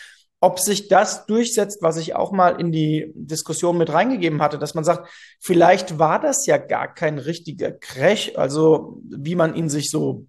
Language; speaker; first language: German; native; German